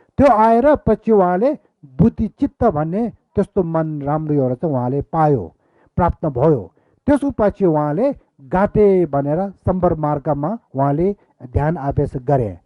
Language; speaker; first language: Nepali; non-native, local second language; Eastern Tamang